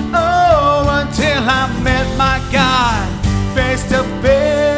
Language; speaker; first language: English; native; English